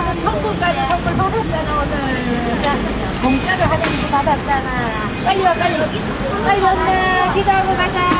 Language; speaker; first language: Korean; native; Korean